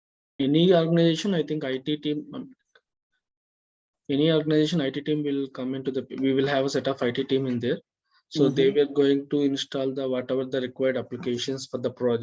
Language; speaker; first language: English; non-native, local second language; Telugu